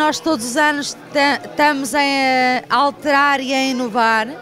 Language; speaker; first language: Portuguese; native; Portuguese